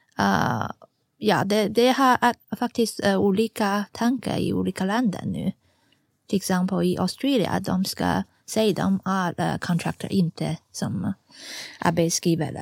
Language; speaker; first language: Swedish; non-native, fluent; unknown